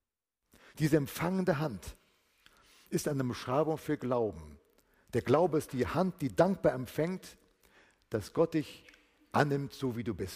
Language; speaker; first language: German; native; German